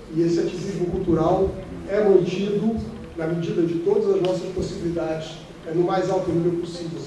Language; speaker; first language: Portuguese; native; Portuguese